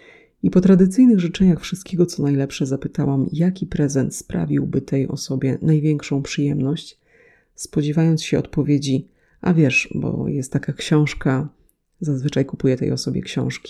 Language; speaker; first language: Polish; native; Polish